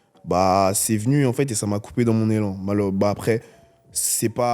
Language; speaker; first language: French; native; French